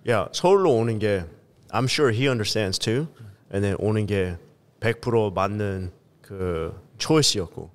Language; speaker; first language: Korean; early bilingual, heritage; Korean